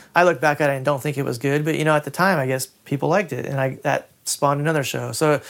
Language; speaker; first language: English; native; English